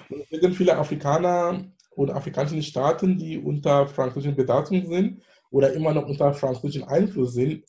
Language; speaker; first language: German; non-native, fluent; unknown